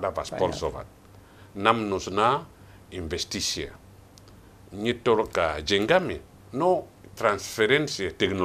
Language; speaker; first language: Russian; non-native, learner; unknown